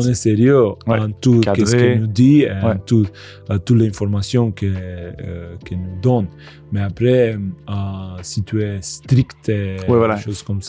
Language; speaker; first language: French; non-native, fluent; Romanian